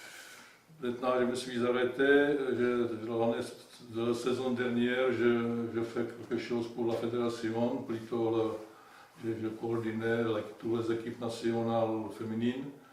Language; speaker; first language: French; non-native, fluent; Czech